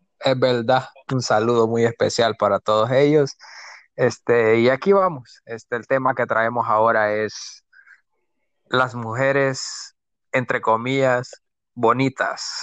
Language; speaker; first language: Spanish; native; Spanish